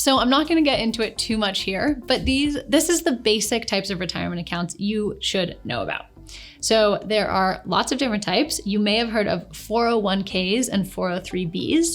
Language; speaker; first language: English; native; English